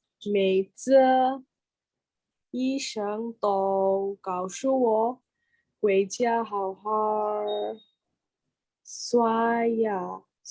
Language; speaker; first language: Chinese; non-native, learner; Indonesian